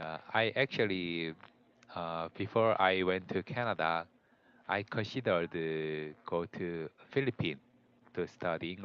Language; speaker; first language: English; non-native, learner; Korean